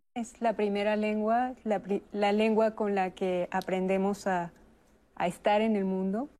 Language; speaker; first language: Spanish; native; Spanish